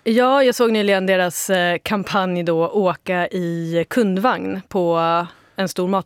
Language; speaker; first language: Swedish; native; Swedish